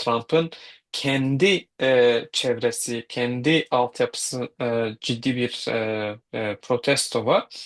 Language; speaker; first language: Turkish; non-native, fluent; Kurdish